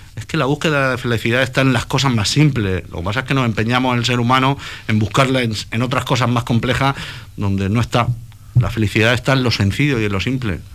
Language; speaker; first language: Spanish; native; Spanish